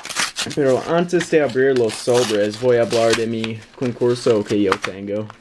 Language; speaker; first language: Spanish; non-native, learner; English